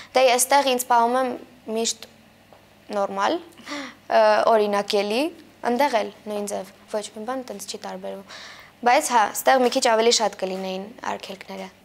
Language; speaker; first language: Armenian; early bilingual, heritage; Armenian